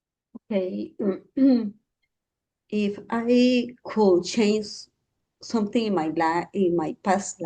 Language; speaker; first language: English; non-native, learner; Spanish